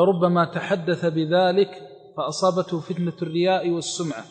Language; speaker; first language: Arabic; native; Arabic